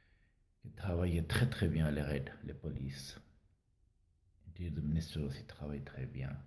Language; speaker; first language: French; non-native, learner; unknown